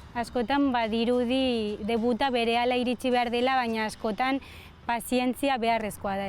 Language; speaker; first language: Basque; native; Basque